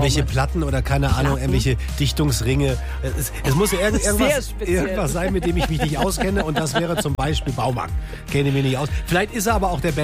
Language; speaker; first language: German; native; German